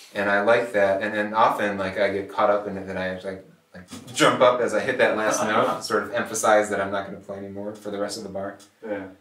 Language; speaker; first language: English; native; English